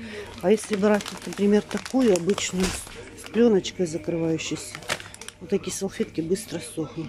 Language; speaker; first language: Russian; native; Russian